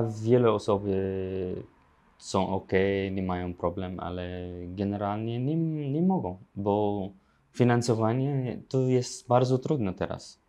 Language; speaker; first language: Polish; non-native, learner; Arabic